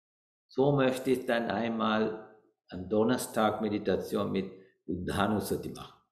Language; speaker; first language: German; non-native, learner; Sinhala